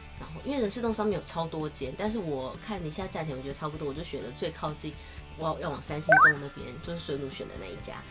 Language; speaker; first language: Chinese; native; Chinese